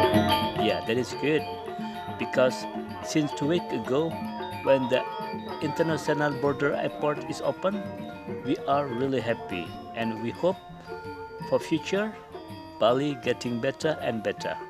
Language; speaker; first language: English; non-native, local second language; Indonesian